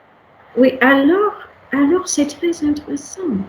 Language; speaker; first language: French; non-native, fluent; English